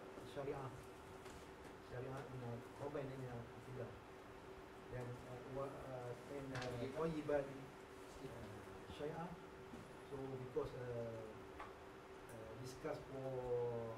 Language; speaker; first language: English; non-native, learner; Malay